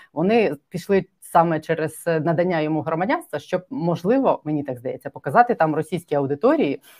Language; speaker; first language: Ukrainian; native; Ukrainian